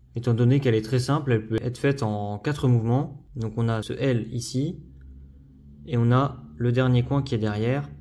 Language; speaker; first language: French; native; French